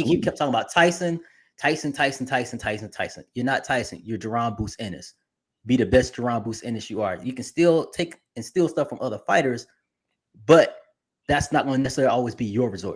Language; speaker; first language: English; native; English